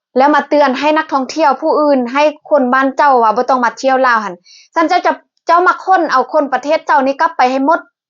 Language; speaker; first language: Thai; native; Thai